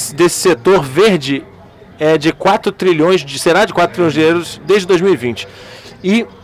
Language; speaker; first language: Portuguese; non-native, learner; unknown